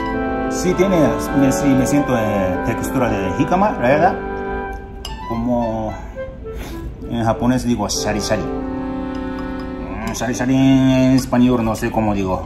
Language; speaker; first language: Spanish; non-native, learner; Japanese